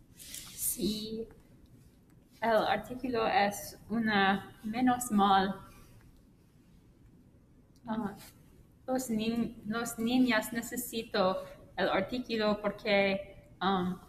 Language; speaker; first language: Spanish; non-native, learner; English